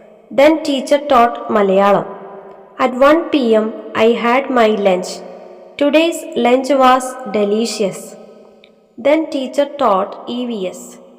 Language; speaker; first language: English; non-native, local second language; Malayalam